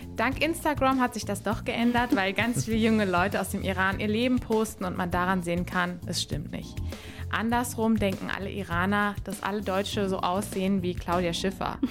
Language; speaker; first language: German; native; German